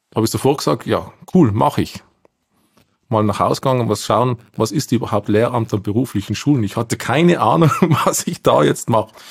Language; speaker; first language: German; native; German